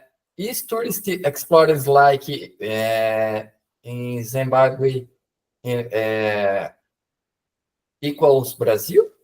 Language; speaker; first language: English; non-native, learner; Portuguese